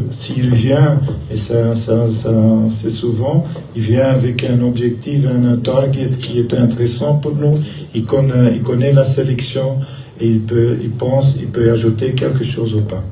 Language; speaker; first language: French; non-native, local second language; Dutch